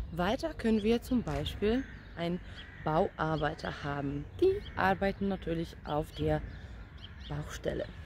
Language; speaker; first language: German; non-native, fluent; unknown